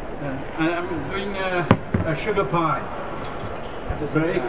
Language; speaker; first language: English; non-native, fluent; French